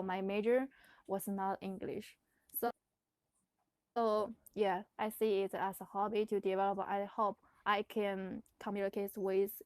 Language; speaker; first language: English; non-native, learner; Chinese